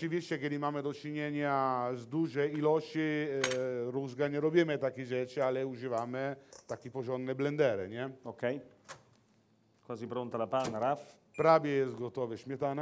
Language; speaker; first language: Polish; non-native, learner; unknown